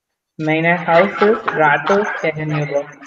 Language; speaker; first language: German; non-native, learner; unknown